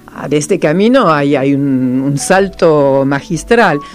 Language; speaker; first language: Spanish; non-native, fluent; Serbian